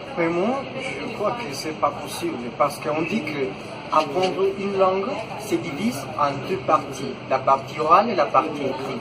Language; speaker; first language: French; non-native, fluent; Spanish